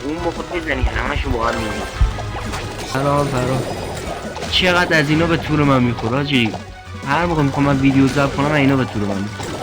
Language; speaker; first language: Persian; native; Persian